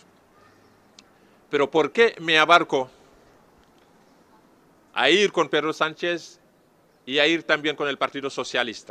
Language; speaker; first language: Spanish; non-native, fluent; Serer